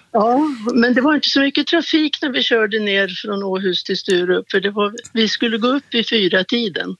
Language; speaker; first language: Swedish; native; Swedish